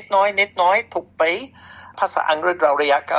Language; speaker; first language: Thai; non-native, fluent; English